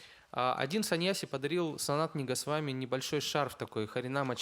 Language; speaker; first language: Russian; native; Russian